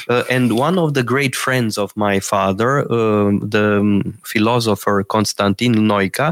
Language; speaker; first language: English; non-native, fluent; Romanian